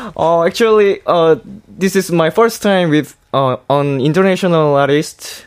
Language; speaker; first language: English; non-native, learner; Korean